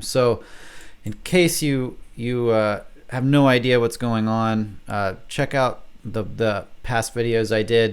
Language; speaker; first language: English; native; English